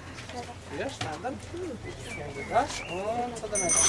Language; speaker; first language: German; non-native, learner; Slovenian